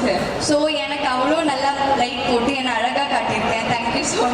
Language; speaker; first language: Tamil; non-native, learner; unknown